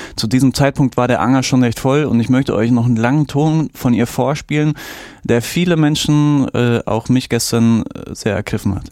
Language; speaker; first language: German; native; German